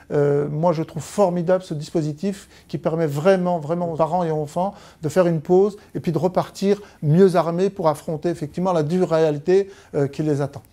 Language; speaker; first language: French; native; French